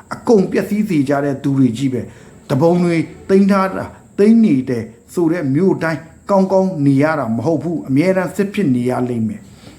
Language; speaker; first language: Burmese; native; Burmese